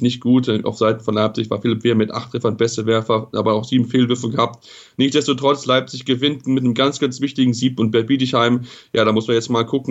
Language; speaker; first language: German; native; German